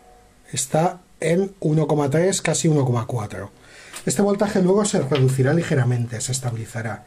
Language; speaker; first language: Spanish; native; Spanish